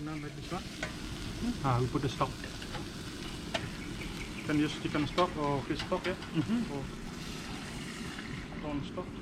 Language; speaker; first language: English; non-native, learner; Indonesian